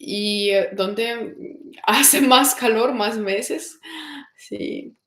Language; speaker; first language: Spanish; non-native, fluent; Russian